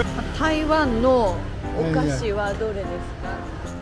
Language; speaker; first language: Japanese; non-native, learner; Chinese